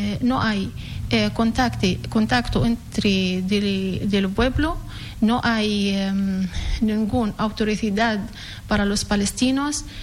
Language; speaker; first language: Spanish; non-native, learner; Arabic